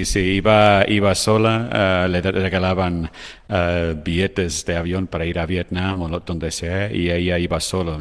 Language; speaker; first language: Spanish; non-native, fluent; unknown